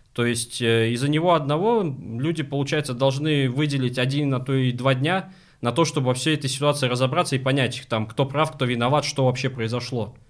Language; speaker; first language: Russian; non-native, local second language; Uzbek